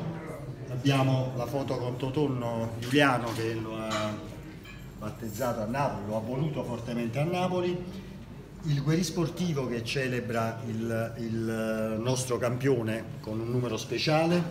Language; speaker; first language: Italian; native; Italian